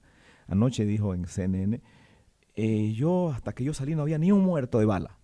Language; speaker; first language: Spanish; native; Spanish